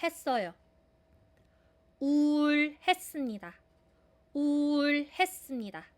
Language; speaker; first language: Korean; non-native, fluent; Filipino